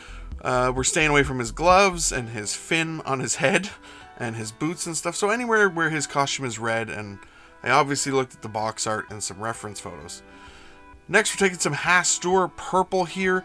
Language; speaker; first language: English; native; English